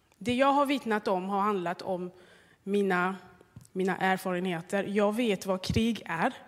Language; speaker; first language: Swedish; non-native, fluent; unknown